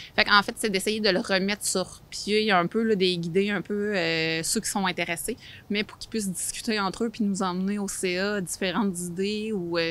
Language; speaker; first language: French; native; French